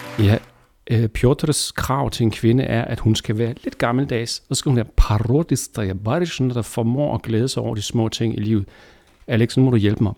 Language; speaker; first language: Danish; native; Danish